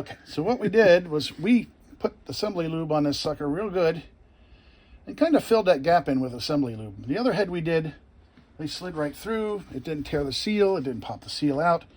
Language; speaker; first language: English; native; English